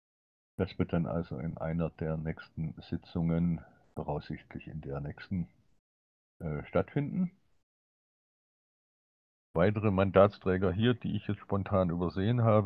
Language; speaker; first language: German; native; German